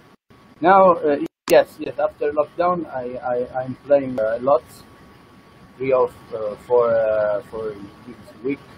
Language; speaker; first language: English; non-native, learner; Italian